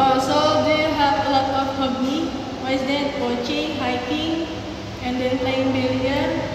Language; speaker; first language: English; non-native, learner; Indonesian